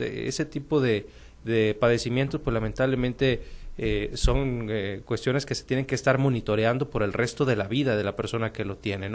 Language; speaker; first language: Spanish; native; Spanish